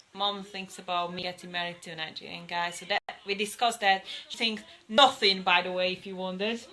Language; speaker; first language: English; non-native, fluent; Hungarian